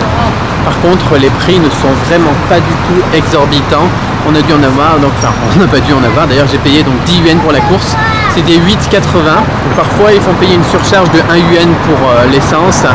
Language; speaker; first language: French; native; French